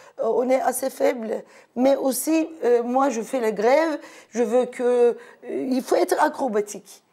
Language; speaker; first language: French; non-native, fluent; Turkish